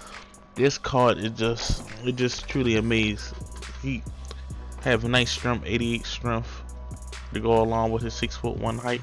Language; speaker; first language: English; native; English